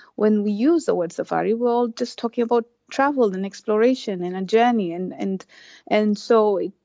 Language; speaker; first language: English; non-native, local second language; Swahili